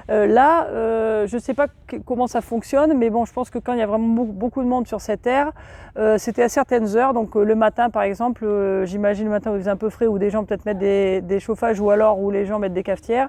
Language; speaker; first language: French; native; French